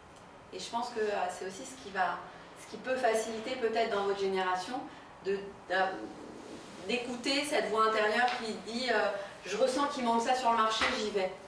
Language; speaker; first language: French; native; French